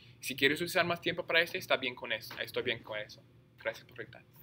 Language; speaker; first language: Spanish; non-native, fluent; English